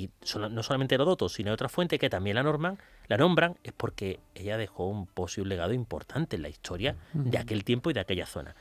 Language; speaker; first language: Spanish; native; Spanish